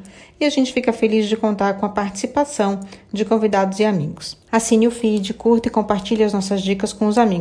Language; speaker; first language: Portuguese; native; Portuguese